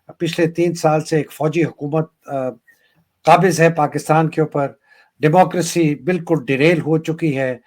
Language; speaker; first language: Urdu; native; Urdu